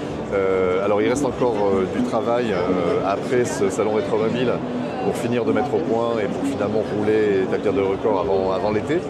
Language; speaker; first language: French; native; French